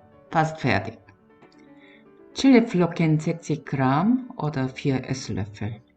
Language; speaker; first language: German; non-native, learner; Korean